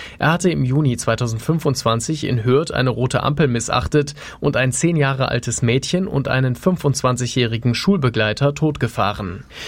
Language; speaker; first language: German; native; German